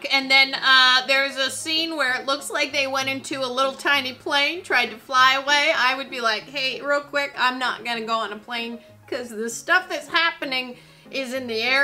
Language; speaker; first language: English; native; English